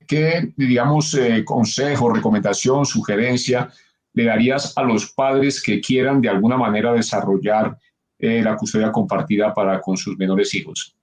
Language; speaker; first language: Spanish; native; Spanish